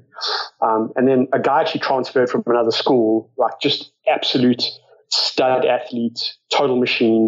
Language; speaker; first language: English; native; English